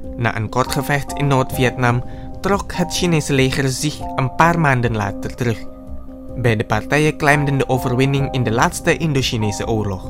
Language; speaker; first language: Dutch; non-native, fluent; Indonesian